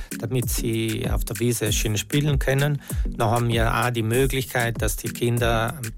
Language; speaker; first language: German; non-native, local second language; Ladin